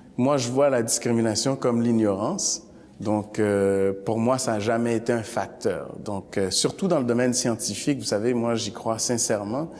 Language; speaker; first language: French; early bilingual, other home language; Haitian Creole